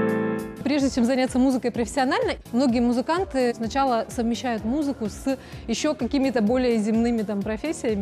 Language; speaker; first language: Russian; native; Russian